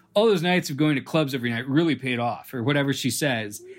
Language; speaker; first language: English; native; English